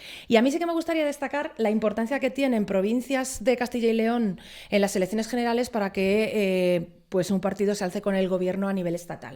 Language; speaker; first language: Spanish; native; Spanish